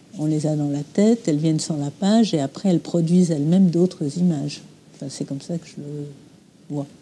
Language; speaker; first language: French; early bilingual, other home language; English